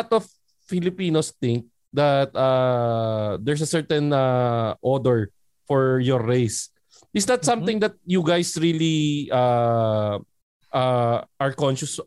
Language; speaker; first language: English; non-native, local second language; Filipino